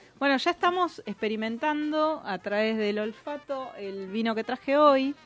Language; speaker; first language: Spanish; native; Spanish